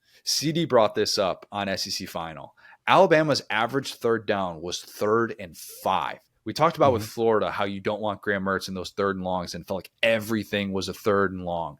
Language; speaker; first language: English; native; English